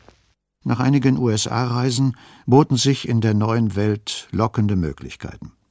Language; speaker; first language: German; native; German